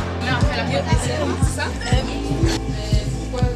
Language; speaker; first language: French; native; French